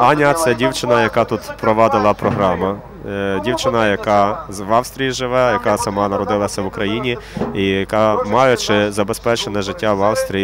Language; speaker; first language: Ukrainian; native; Ukrainian